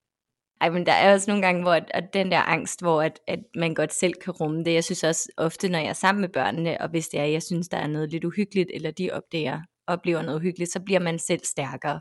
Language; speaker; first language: Danish; native; Danish